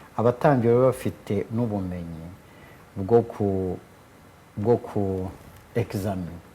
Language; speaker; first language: Kinyarwanda; early bilingual, heritage; Kinyarwanda